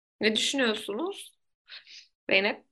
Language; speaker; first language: Turkish; native; Turkish